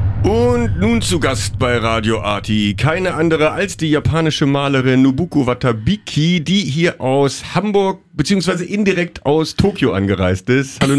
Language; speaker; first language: German; native; German